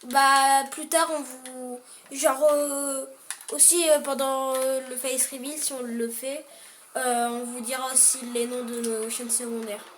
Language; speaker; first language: French; native; French